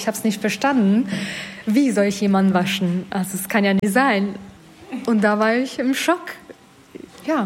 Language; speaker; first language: German; non-native, fluent; Albanian